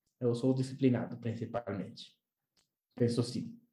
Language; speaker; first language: Portuguese; non-native, learner; Spanish